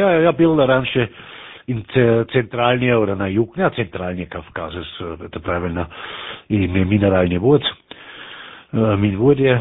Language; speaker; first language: Russian; non-native, learner; German